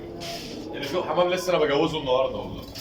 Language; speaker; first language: Arabic; native; Arabic